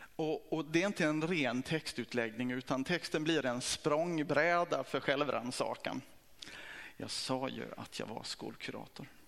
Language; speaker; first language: Swedish; native; Swedish